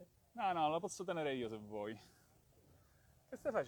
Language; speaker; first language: Italian; native; Italian